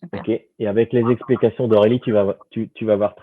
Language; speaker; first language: French; native; French